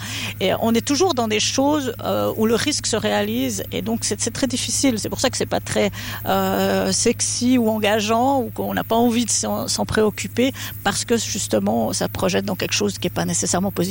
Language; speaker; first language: French; native; French